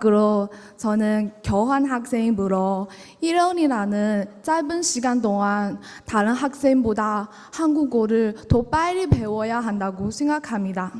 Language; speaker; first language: Korean; non-native, learner; Chinese